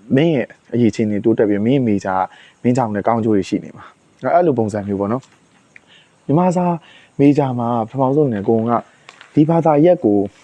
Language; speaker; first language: Burmese; native; Burmese